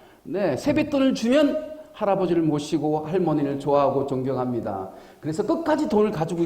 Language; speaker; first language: Korean; native; Korean